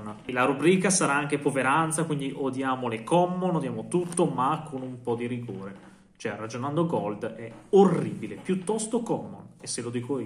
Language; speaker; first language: Italian; native; Italian